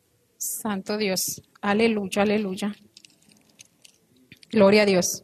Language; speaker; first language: Spanish; native; Spanish